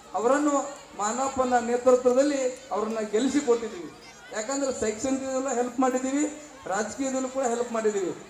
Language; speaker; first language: Kannada; non-native, local second language; Lambadi